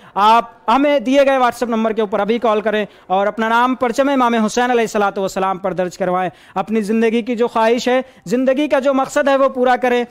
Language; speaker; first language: Urdu; native; Urdu